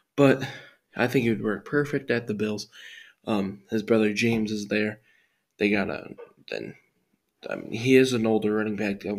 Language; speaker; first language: English; native; English